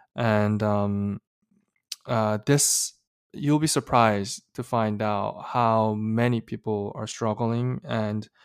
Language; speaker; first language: English; early bilingual, other home language; Korean